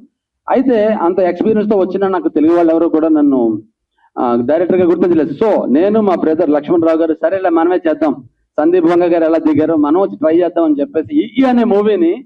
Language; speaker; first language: Telugu; native; Telugu